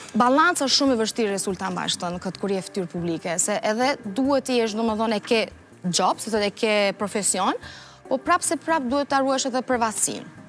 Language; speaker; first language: Albanian; early bilingual, heritage; Albanian